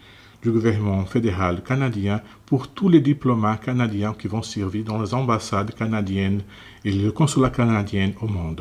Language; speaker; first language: French; non-native, fluent; Portuguese